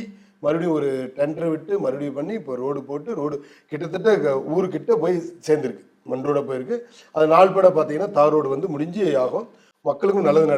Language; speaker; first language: Tamil; native; Tamil